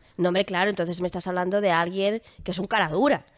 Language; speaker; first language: Spanish; native; Spanish